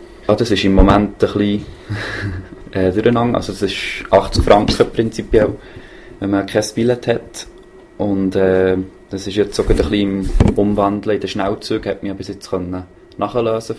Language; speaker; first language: German; native; German